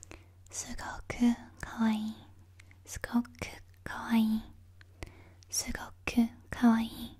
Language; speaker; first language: Japanese; non-native, learner; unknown